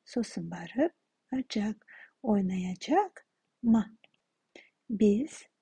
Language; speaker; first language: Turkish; non-native, fluent; Kazakh